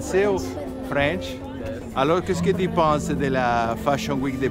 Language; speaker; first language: French; non-native, learner; Italian